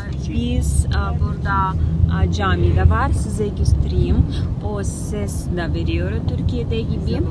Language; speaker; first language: Turkish; non-native, learner; Russian